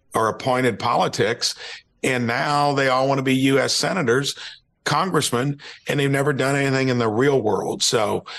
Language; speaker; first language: English; native; English